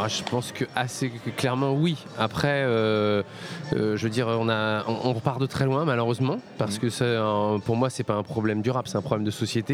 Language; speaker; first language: French; native; French